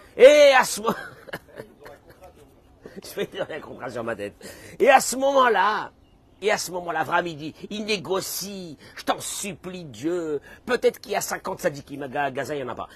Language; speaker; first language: French; native; French